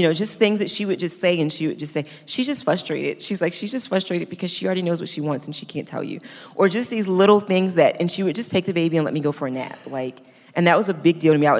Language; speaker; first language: English; native; English